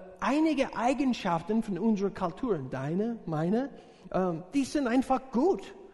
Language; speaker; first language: German; non-native, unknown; English